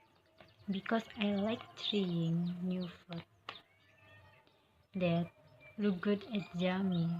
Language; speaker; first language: English; non-native, learner; Indonesian